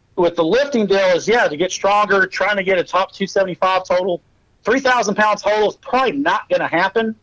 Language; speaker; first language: English; native; English